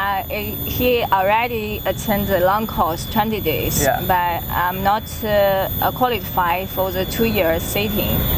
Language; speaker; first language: English; non-native, learner; Chinese